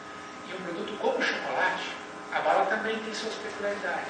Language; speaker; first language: Portuguese; native; Portuguese